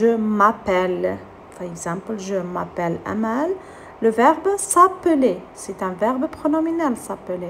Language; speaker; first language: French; non-native, fluent; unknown